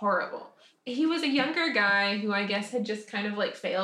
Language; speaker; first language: English; native; English